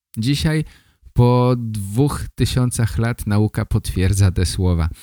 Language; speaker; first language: Polish; native; Polish